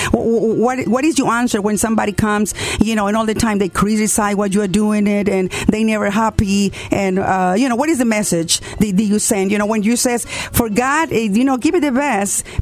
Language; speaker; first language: English; non-native, learner; Spanish